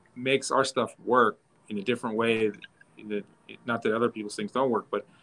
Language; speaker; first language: English; native; English